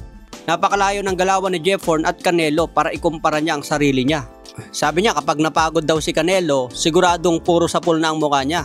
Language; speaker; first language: Filipino; native; Filipino